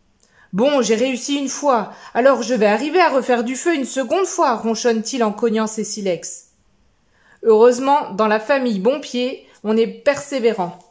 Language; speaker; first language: French; native; French